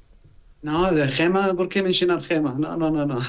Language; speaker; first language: Spanish; non-native, learner; Arabic